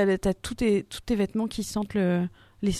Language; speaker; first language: French; native; French